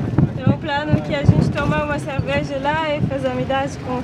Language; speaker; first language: Portuguese; non-native, fluent; French